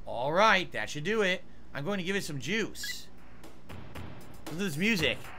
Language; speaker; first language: English; native; English